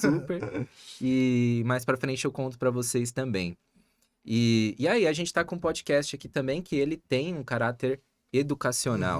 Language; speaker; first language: Portuguese; native; Portuguese